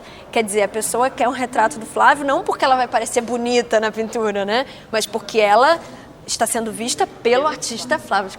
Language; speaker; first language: Portuguese; native; Portuguese